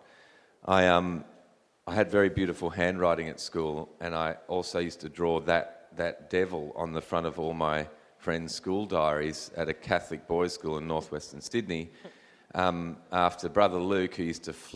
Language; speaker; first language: English; native; English